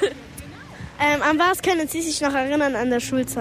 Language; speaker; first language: German; non-native, learner; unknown